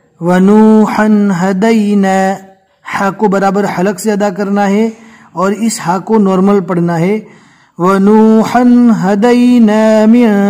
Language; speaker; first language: Urdu; native; Urdu